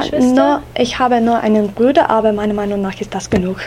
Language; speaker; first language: German; non-native, learner; English